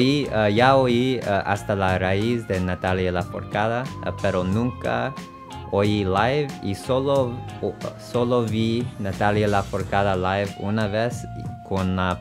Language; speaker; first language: Spanish; non-native, learner; English